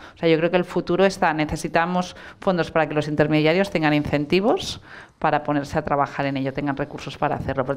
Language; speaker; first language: Spanish; non-native, local second language; Catalan